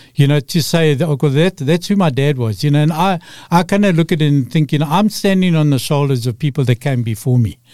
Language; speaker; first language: English; native; English